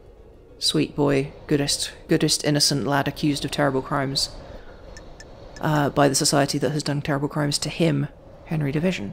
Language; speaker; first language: English; native; English